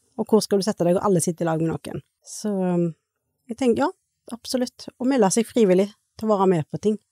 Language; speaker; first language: Norwegian; native; Norwegian